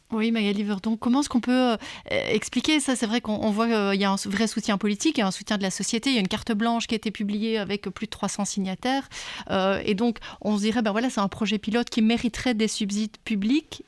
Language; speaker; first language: French; native; French